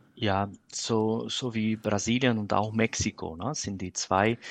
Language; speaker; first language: German; non-native, fluent; Portuguese